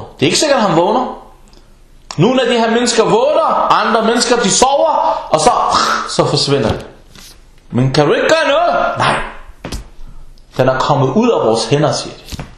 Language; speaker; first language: Danish; early bilingual, other home language; Arabic